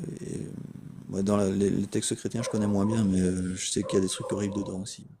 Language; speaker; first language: French; native; French